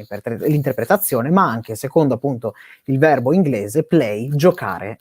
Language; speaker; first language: Italian; native; Italian